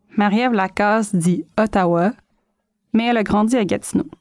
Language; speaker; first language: French; native; French